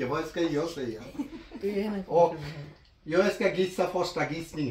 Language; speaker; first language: Swedish; non-native, fluent; Bangla